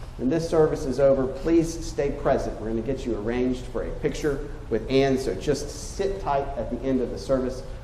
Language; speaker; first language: English; native; English